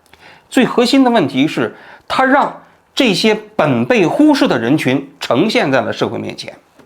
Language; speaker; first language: Chinese; native; Chinese